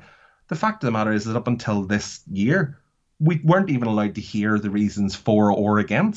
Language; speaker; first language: English; native; English